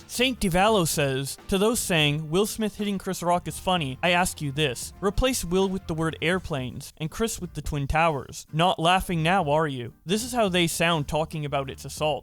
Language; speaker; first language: English; native; English